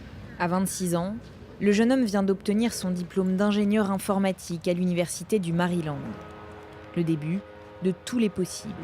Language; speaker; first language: French; native; French